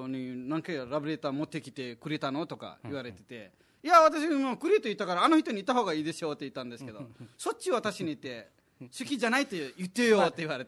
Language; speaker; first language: Japanese; non-native, fluent; Nepali